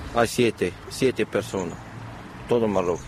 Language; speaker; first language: Spanish; non-native, learner; Arabic